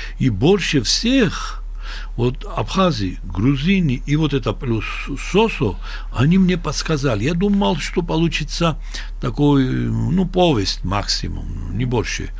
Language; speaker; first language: Russian; non-native, local second language; Georgian